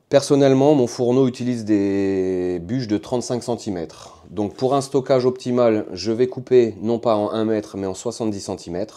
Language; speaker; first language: French; native; French